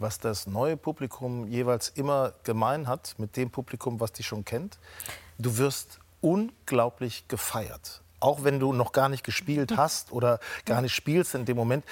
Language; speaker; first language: German; native; German